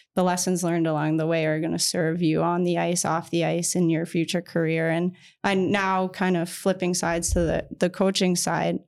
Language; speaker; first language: English; native; English